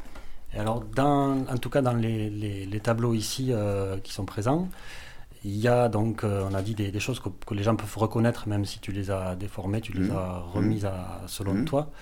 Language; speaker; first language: French; native; French